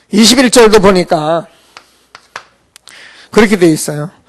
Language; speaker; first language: Korean; native; Korean